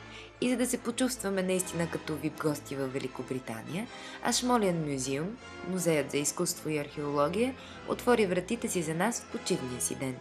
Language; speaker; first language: Bulgarian; native; Bulgarian